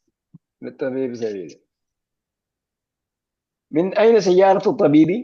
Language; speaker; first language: Arabic; non-native, fluent; Malayalam